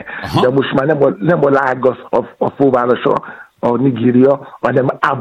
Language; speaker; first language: Hungarian; non-native, learner; Yoruba